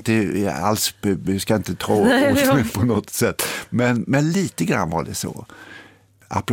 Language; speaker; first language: Swedish; native; Swedish